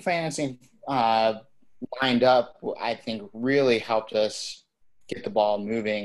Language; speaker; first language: English; native; English